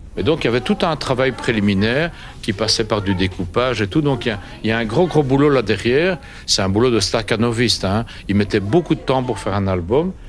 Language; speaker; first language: French; native; French